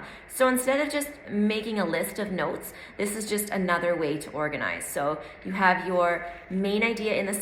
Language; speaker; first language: English; native; English